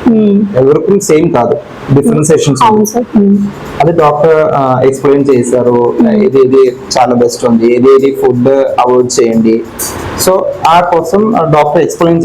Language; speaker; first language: Telugu; non-native, learner; Malayalam